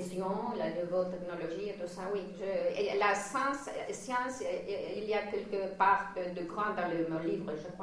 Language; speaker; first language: French; non-native, fluent; Spanish